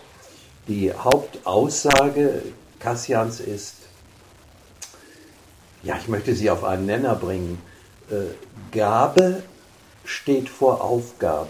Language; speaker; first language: German; native; German